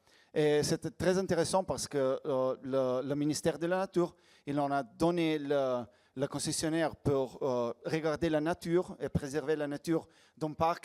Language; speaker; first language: French; non-native, learner; Slovenian